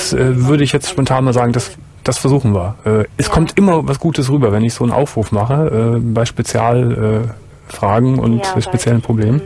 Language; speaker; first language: German; native; German